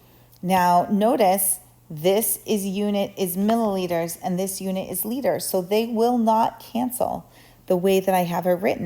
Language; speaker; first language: English; native; English